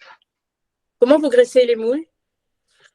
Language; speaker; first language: French; native; French